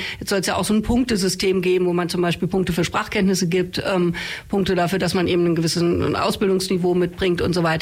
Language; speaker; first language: German; native; German